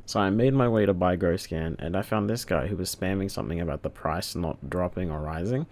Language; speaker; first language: English; native; English